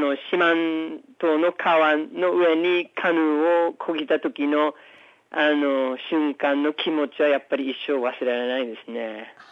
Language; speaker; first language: Japanese; non-native, fluent; English